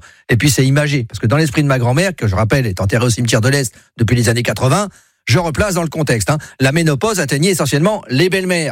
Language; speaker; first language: French; native; French